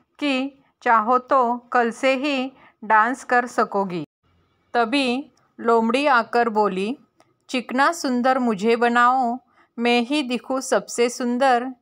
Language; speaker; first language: Hindi; non-native, local second language; Marathi